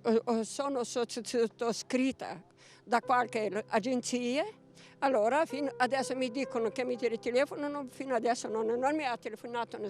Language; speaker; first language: Italian; non-native, learner; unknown